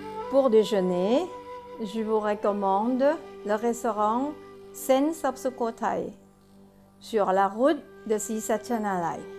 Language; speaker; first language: French; non-native, fluent; Thai